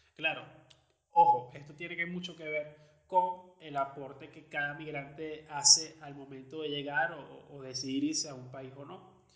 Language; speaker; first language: Spanish; native; Spanish